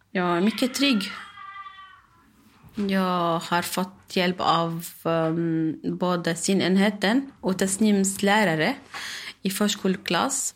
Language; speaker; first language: Swedish; non-native, learner; Arabic